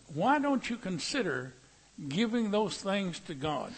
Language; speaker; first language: English; native; English